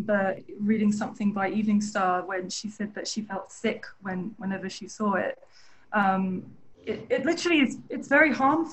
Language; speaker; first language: English; native; English